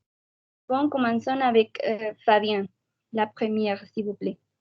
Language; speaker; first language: French; non-native, fluent; Spanish